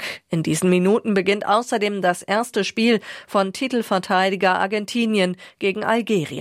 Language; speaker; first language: German; native; German